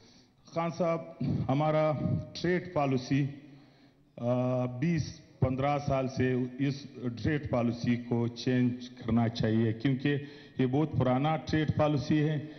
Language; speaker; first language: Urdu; non-native, local second language; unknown